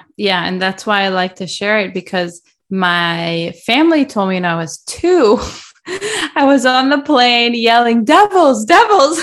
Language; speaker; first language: English; early bilingual, other home language; Russian